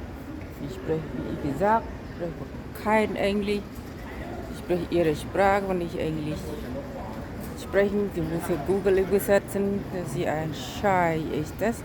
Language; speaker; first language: German; non-native, learner; Khmer